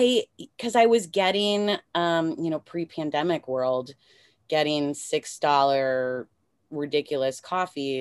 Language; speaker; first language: English; native; English